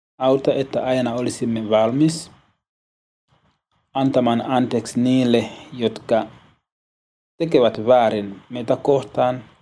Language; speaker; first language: Finnish; non-native, learner; Swahili